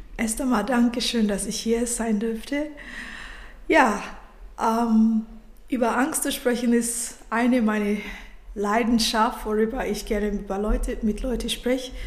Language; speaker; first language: German; non-native, fluent; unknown